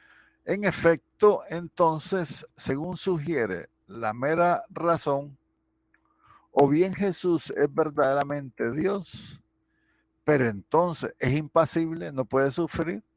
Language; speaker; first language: Spanish; native; Spanish